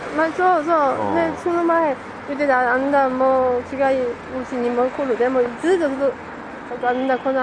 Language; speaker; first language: Japanese; non-native, learner; Chinese